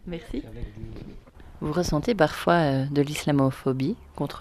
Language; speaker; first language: French; native; French